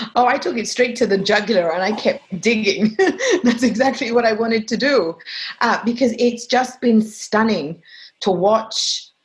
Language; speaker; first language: English; non-native, fluent; Arabic